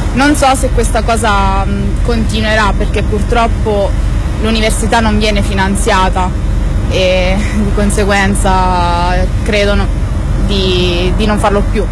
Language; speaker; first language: Italian; native; Italian